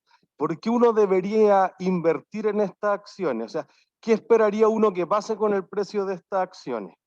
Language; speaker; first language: Spanish; native; Spanish